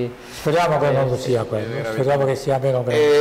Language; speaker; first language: Italian; native; Italian